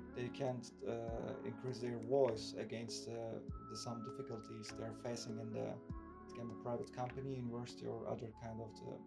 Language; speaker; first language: English; non-native, fluent; Turkish